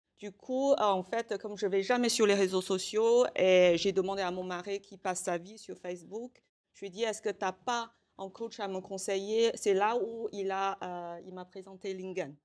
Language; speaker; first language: French; non-native, fluent; Chinese